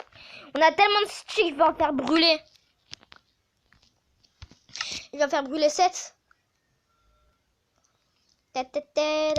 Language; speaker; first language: French; native; French